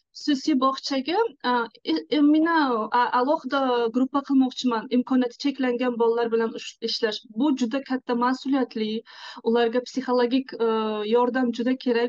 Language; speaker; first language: Uzbek; non-native, local second language; Tajik